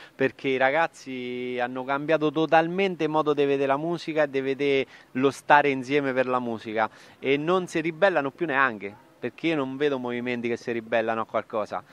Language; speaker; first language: Italian; native; Italian